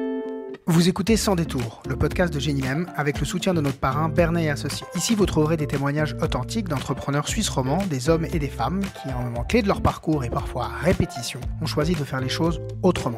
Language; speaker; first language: French; native; French